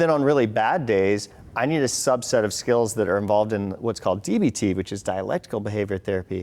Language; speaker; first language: English; native; English